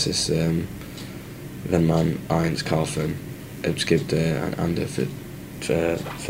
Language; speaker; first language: German; non-native, learner; English